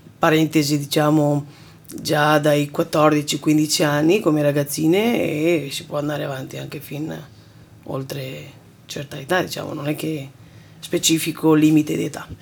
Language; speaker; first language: Italian; non-native, fluent; Romanian